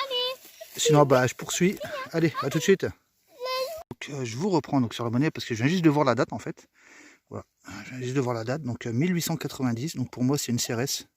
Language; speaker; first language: French; native; French